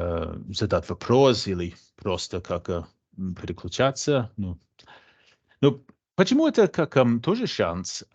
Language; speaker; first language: Russian; non-native, fluent; English